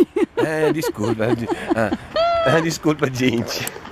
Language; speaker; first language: Portuguese; non-native, learner; Italian